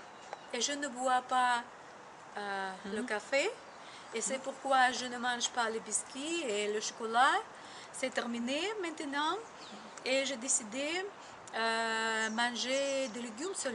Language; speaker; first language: French; non-native, learner; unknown